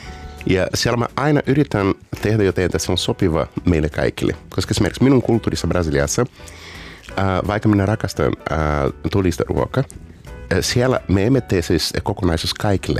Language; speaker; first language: Finnish; non-native, fluent; Portuguese